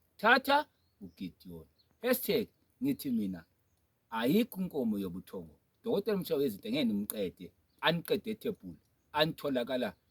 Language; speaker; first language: Zulu; non-native, local second language; Xhosa